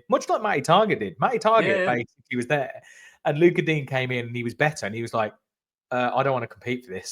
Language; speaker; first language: English; native; English